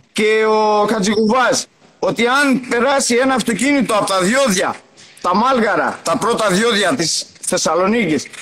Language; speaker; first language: Greek; early bilingual, other home language; Albanian